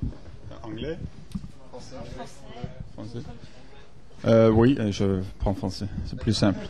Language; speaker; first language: French; non-native, fluent; Norwegian